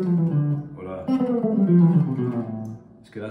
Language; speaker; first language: German; native; German